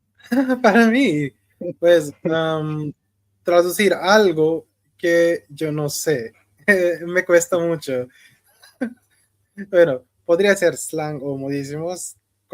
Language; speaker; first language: Spanish; non-native, fluent; Hindi